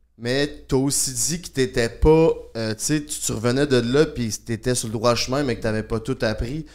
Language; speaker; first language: French; native; French